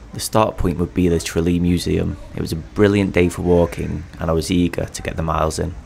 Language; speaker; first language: English; native; English